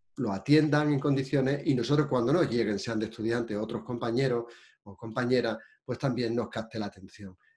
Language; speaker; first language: Spanish; native; Spanish